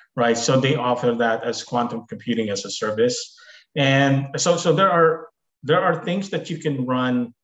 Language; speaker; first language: English; non-native, local second language; Filipino